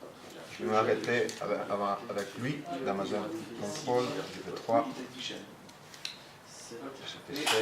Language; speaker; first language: French; non-native, learner; Italian